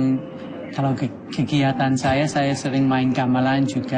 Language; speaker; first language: Indonesian; non-native, fluent; English